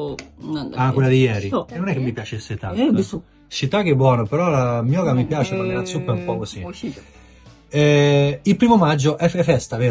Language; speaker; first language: Italian; native; Italian